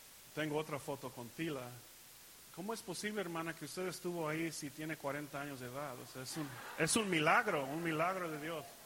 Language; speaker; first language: Spanish; early bilingual, heritage; Spanish